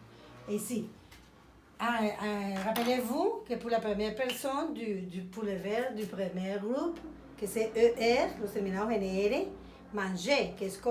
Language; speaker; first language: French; non-native, fluent; Spanish